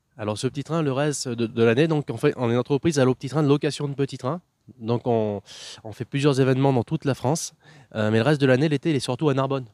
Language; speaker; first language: French; native; French